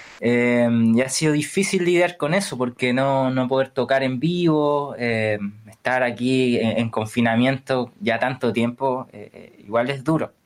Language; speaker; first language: Spanish; native; Spanish